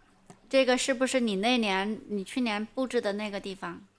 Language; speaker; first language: Chinese; native; Chinese